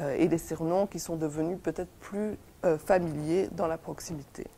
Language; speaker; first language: French; native; French